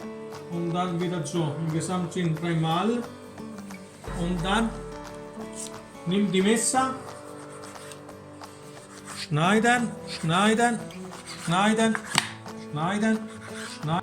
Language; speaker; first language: German; non-native, learner; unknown